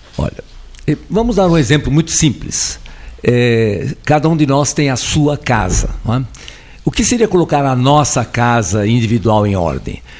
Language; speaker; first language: Portuguese; early bilingual, other home language; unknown